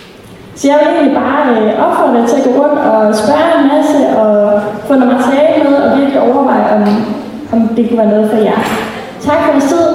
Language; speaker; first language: Danish; native; Danish